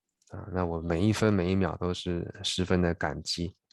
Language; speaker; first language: Chinese; native; Chinese